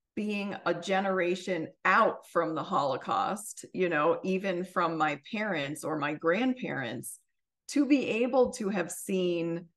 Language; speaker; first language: English; native; English